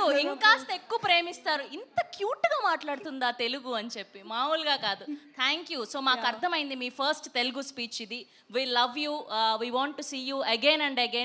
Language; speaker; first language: Telugu; native; Telugu